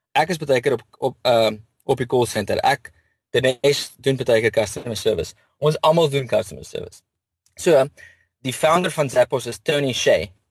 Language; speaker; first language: Afrikaans; native; Afrikaans